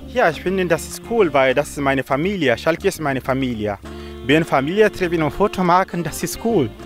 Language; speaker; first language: German; non-native, learner; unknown